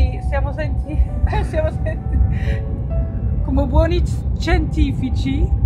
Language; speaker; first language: Italian; non-native, learner; French